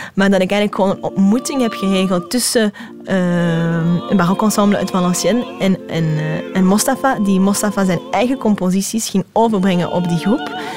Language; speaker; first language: Dutch; native; Dutch